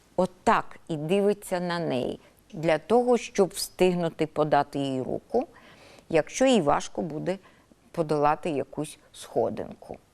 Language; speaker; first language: Ukrainian; native; Ukrainian